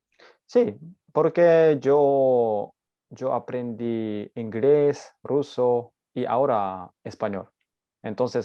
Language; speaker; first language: Spanish; non-native, learner; Japanese